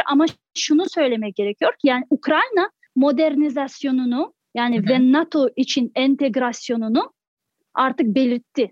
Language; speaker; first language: Turkish; non-native, fluent; Crimean Tatar